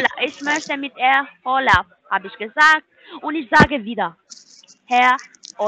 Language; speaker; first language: German; non-native, learner; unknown